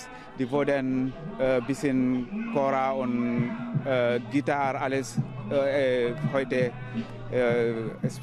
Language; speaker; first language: German; non-native, learner; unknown